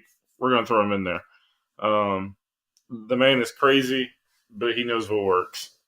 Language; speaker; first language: English; native; English